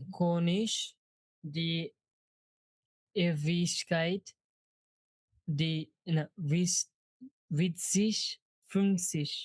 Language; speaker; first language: German; non-native, learner; Bangla